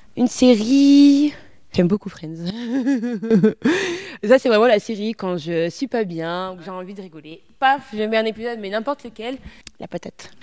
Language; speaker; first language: French; native; French